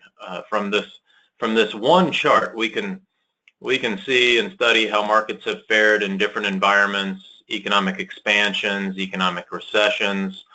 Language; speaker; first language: English; native; English